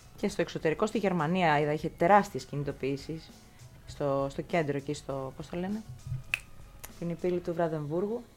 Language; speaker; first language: Greek; native; Greek